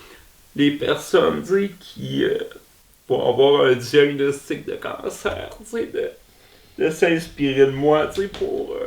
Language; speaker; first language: French; native; French